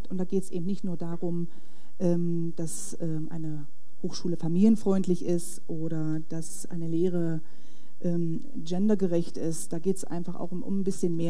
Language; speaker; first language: German; native; German